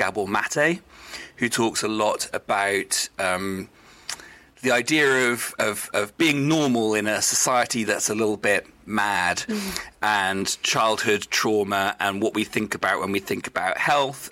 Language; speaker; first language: English; native; English